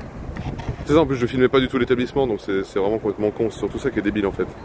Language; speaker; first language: French; native; French